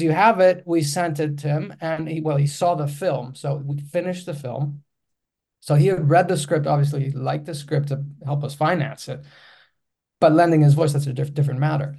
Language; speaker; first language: English; non-native, fluent; Greek